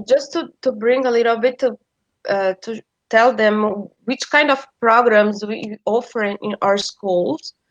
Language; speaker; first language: English; non-native, fluent; Portuguese